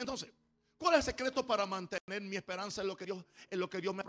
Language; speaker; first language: Spanish; native; Spanish